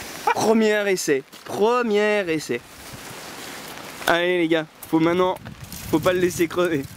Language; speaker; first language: French; native; French